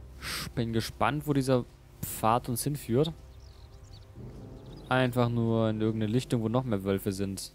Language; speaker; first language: German; native; German